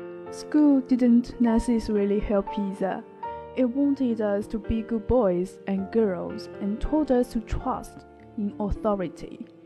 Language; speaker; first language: English; non-native, learner; Chinese